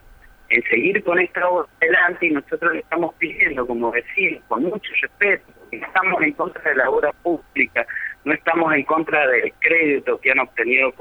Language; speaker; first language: Spanish; native; Spanish